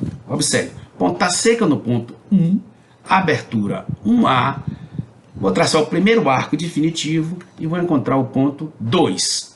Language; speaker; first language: Portuguese; native; Portuguese